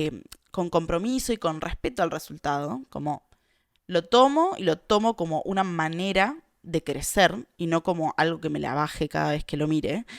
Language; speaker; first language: Spanish; native; Spanish